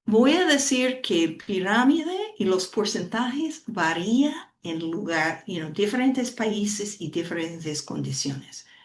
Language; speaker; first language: Spanish; non-native, fluent; English